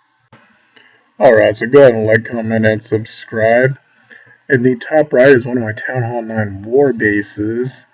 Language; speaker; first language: English; native; English